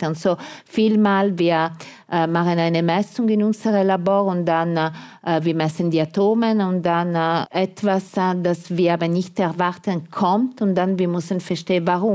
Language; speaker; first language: German; non-native, fluent; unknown